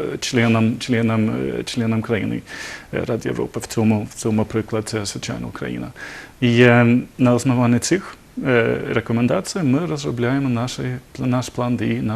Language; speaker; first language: Ukrainian; non-native, learner; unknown